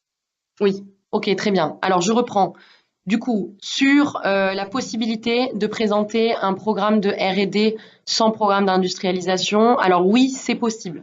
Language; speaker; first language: French; native; French